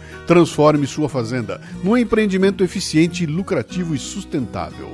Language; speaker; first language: Portuguese; native; Portuguese